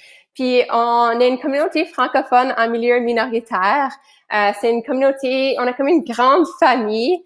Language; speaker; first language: French; native; French